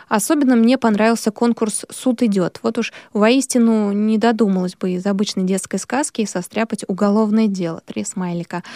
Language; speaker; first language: Russian; native; Russian